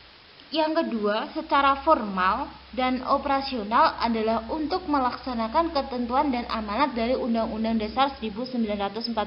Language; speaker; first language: Indonesian; native; Indonesian